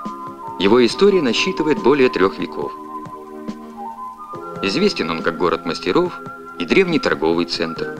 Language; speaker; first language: Russian; native; Russian